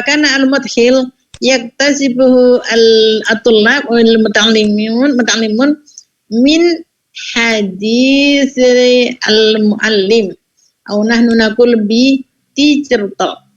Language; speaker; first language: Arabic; non-native, fluent; Indonesian